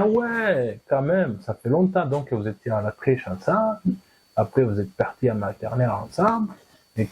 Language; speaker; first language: French; non-native, fluent; Kinyarwanda